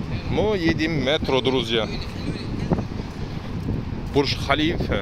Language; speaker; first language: Russian; non-native, learner; Turkish